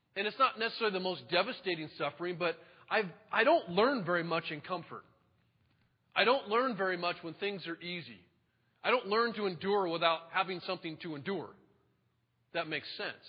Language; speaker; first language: English; native; English